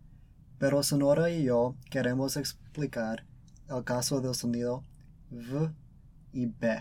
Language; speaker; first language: Spanish; early bilingual, other home language; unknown